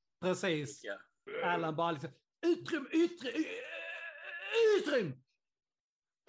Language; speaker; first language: Swedish; native; Swedish